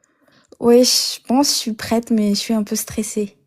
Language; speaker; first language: French; non-native, fluent; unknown